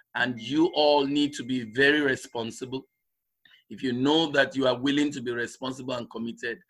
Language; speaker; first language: English; non-native, local second language; Igbo